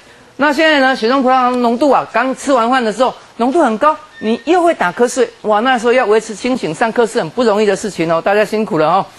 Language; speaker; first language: Chinese; native; Chinese